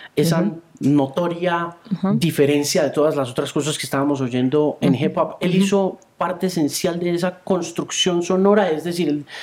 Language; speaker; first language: Spanish; native; Spanish